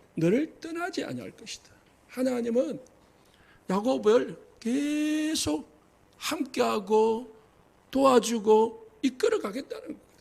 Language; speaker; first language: Korean; native; Korean